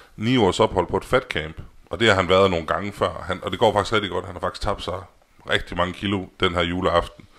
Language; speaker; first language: Danish; native; Danish